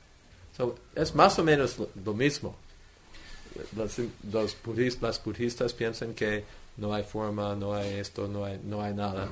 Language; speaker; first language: Spanish; non-native, fluent; English